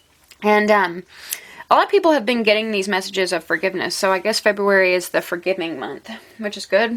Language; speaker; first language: English; native; English